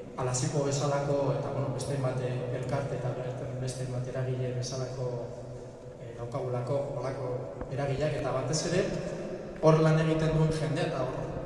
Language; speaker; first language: Basque; non-native, local second language; Spanish